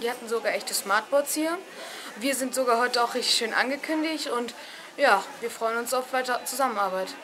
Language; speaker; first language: German; native; German